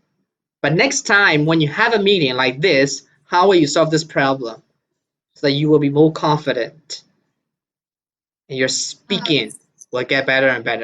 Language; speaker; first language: English; non-native, fluent; Burmese